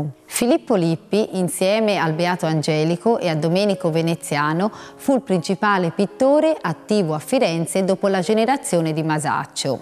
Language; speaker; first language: Italian; native; Italian